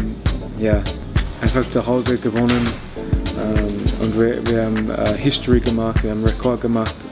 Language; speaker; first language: German; non-native, learner; English